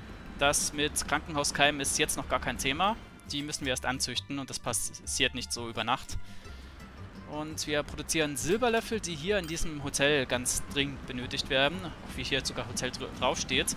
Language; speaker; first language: German; native; German